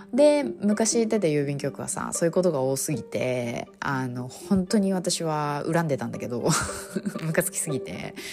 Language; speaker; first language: Japanese; native; Japanese